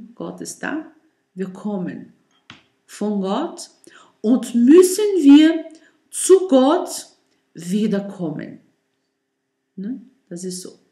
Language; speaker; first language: German; non-native, learner; Portuguese